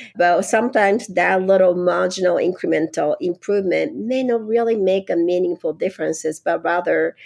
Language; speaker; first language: English; non-native, fluent; Japanese